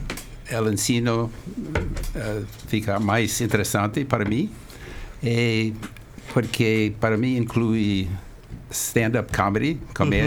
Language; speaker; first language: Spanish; non-native, learner; English